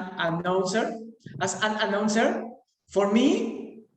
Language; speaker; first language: English; non-native, learner; Spanish